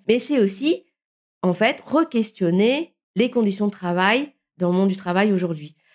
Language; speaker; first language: French; early bilingual, other home language; Vietnamese